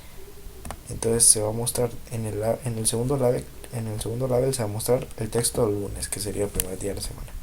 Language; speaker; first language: Spanish; native; Spanish